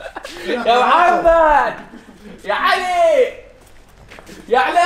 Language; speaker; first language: Arabic; native; Arabic